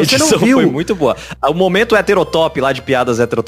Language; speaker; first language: Portuguese; native; Portuguese